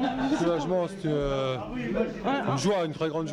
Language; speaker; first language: French; native; French